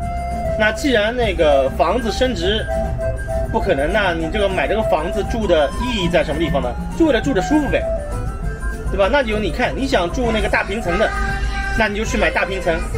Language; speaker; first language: Chinese; native; Chinese